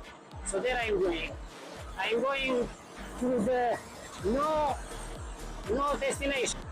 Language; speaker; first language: English; non-native, learner; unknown